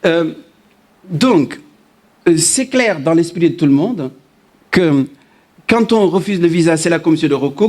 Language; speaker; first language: French; non-native, local second language; Wolof